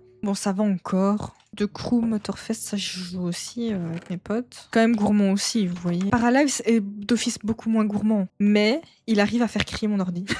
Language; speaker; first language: French; native; French